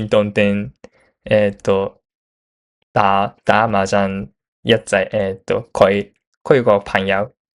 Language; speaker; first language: Cantonese; non-native, learner; Japanese